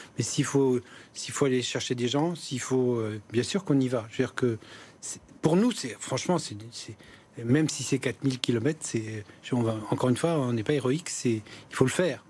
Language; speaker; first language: French; native; French